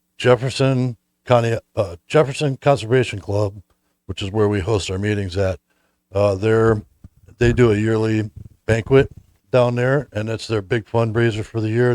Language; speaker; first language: English; native; English